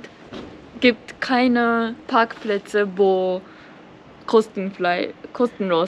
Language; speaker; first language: German; non-native, fluent; Japanese